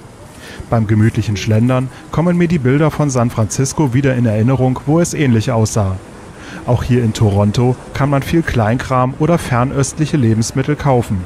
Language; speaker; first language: German; native; German